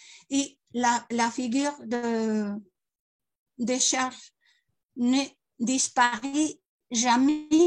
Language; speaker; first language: French; non-native, learner; Spanish